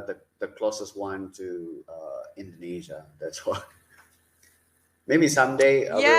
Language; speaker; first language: English; non-native, learner; Indonesian